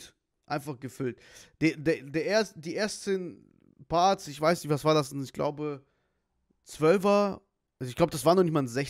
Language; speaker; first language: German; native; German